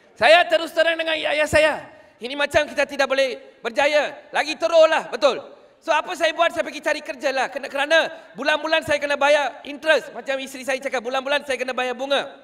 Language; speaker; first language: Malay; non-native, local second language; Tamil